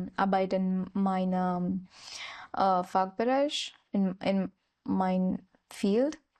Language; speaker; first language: German; non-native, learner; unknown